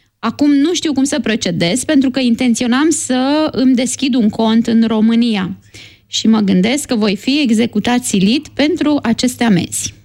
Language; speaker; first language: Romanian; native; Romanian